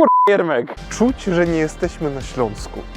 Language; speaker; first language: Polish; non-native, fluent; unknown